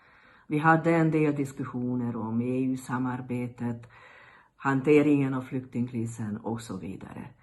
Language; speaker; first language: Swedish; non-native, fluent; Hungarian